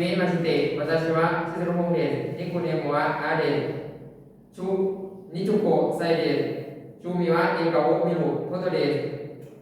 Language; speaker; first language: Japanese; non-native, learner; Thai